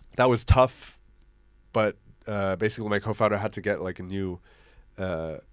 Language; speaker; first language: English; non-native, local second language; German